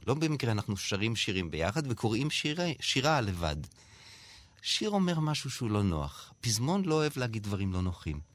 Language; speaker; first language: Hebrew; native; Hebrew